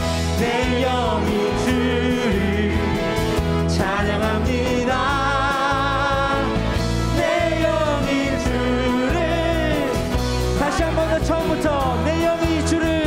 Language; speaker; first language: Korean; native; Korean